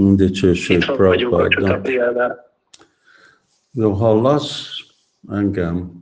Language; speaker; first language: Hungarian; early bilingual, heritage; Hungarian